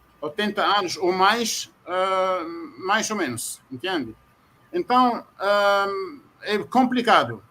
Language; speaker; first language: Portuguese; non-native, fluent; Arabic